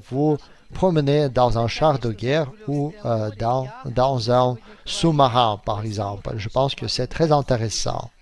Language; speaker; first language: French; non-native, fluent; Russian